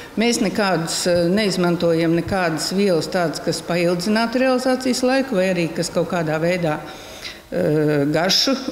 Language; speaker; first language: Latvian; native; Latvian